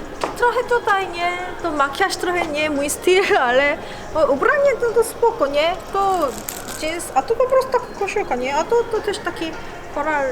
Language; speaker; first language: Polish; non-native, learner; Korean